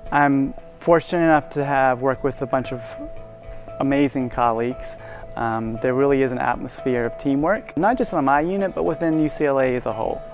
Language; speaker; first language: English; native; English